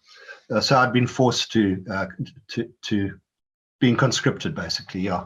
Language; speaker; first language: English; native; English